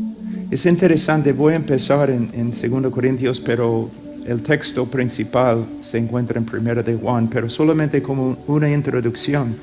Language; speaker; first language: Spanish; non-native, fluent; English